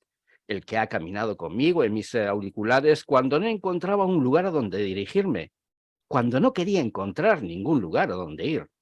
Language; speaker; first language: Spanish; native; Spanish